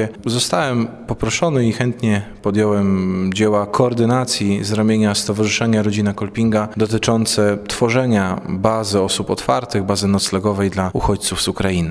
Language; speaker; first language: Polish; native; Polish